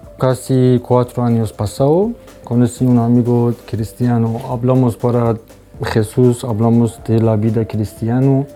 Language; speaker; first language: Spanish; non-native, learner; Persian